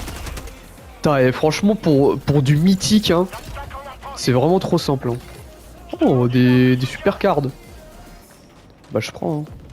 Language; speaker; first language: French; native; French